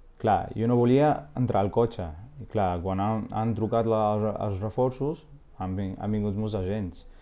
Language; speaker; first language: Catalan; non-native, fluent; Arabic